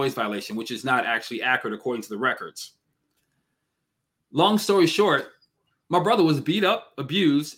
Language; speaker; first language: English; native; English